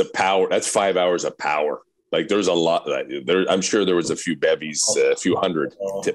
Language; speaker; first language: English; native; English